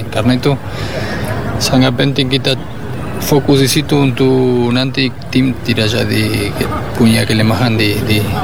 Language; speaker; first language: Indonesian; non-native, fluent; Spanish